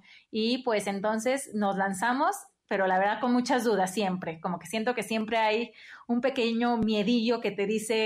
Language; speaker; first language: Spanish; native; Spanish